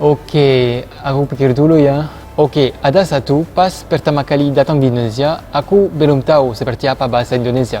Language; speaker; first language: Indonesian; non-native, fluent; French